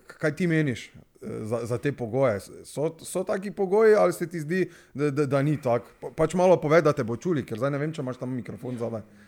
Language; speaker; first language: Slovenian; non-native, local second language; Serbian